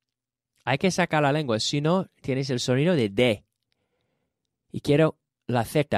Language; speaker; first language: Spanish; non-native, fluent; English